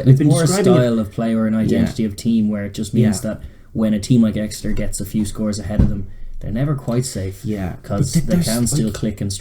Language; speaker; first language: English; native; English